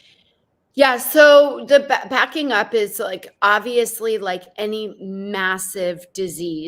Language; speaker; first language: English; native; English